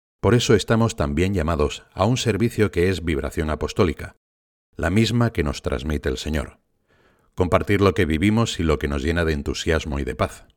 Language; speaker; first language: Spanish; native; Spanish